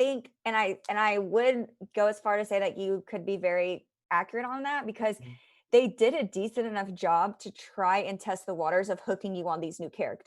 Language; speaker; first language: English; native; English